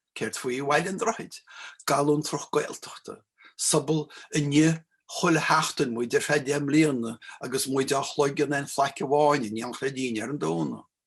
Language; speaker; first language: Irish; native; Irish